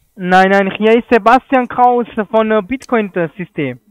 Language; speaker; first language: German; non-native, learner; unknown